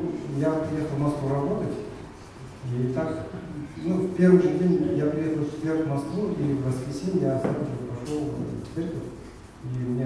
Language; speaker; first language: Russian; non-native, fluent; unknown